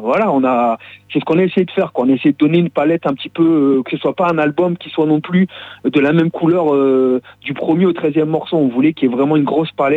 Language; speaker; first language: French; native; French